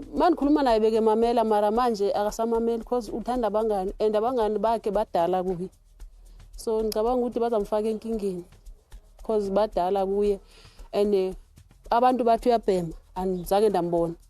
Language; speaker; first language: Zulu; non-native, local second language; Xhosa